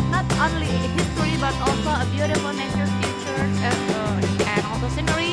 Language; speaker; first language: English; non-native, local second language; Indonesian